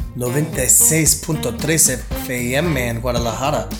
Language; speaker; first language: Spanish; non-native, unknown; English